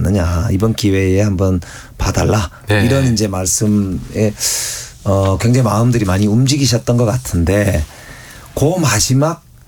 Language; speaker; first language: Korean; native; Korean